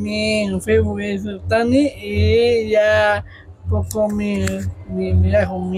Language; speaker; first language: Spanish; non-native, local second language; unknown